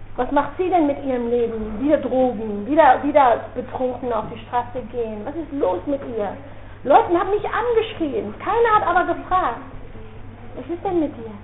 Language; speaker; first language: German; non-native, fluent; Dutch